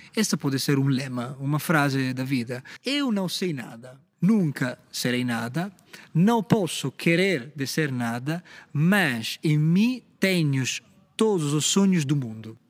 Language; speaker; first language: Portuguese; non-native, fluent; Italian